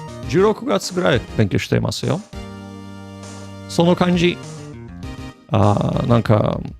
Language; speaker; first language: Japanese; non-native, learner; English